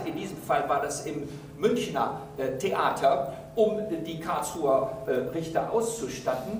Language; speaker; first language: German; native; German